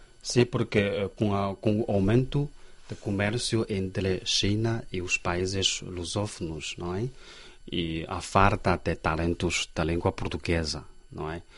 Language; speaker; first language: Portuguese; non-native, learner; Chinese